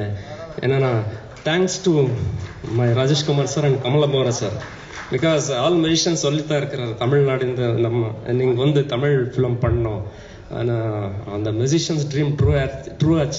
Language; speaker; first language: Tamil; non-native, learner; Kannada